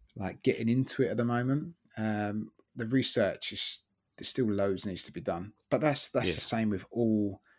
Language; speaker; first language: English; native; English